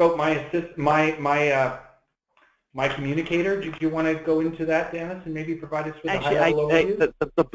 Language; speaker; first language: English; native; English